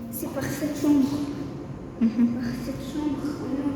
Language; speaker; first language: French; non-native, learner; Arabic